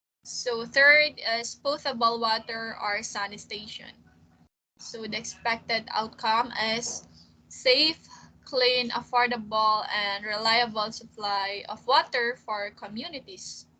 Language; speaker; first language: English; non-native, local second language; Filipino